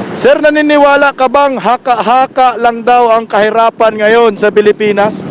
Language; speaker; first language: Filipino; native; Filipino